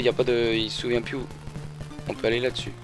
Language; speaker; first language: French; native; French